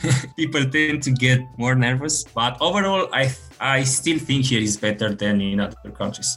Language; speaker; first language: English; non-native, fluent; Romanian